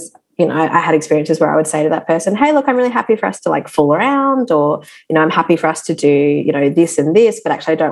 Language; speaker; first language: English; native; English